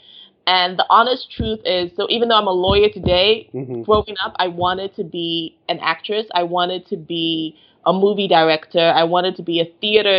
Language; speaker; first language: English; non-native, local second language; Yoruba